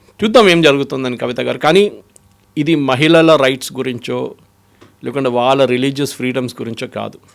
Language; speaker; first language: Telugu; non-native, fluent; Malayalam